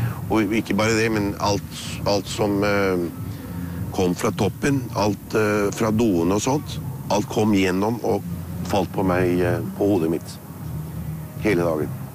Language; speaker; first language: Norwegian; early bilingual, other home language; Spanish